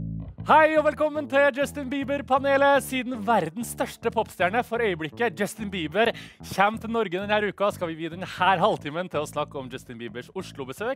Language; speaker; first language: Norwegian; native; Norwegian